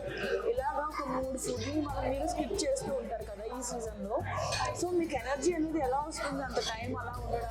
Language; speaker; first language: Telugu; native; Telugu